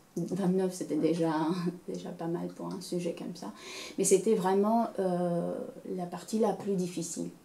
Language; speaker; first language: French; non-native, fluent; Romanian